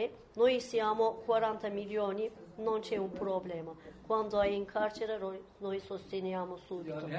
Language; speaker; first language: Italian; non-native, fluent; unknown